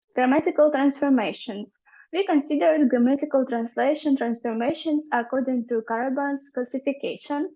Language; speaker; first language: English; non-native, fluent; Ukrainian